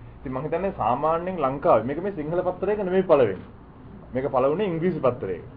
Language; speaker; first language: Sinhala; native; Sinhala